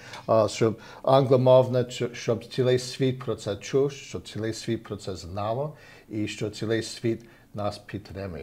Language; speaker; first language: Ukrainian; early bilingual, heritage; Ukrainian